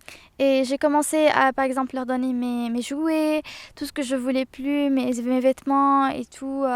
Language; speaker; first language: French; non-native, local second language; Arabic